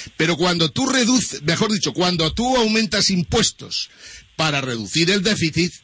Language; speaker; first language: Spanish; native; Spanish